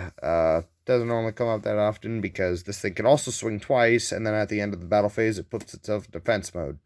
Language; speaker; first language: English; native; English